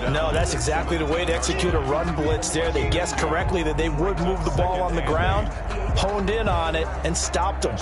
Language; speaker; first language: English; native; English